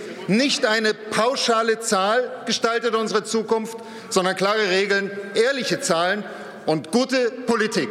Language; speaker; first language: German; native; German